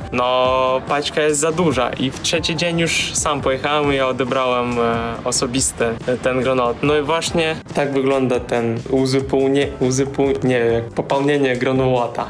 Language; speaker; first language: Polish; non-native, learner; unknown